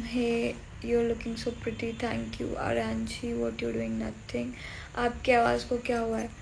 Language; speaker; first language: Hindi; native; Hindi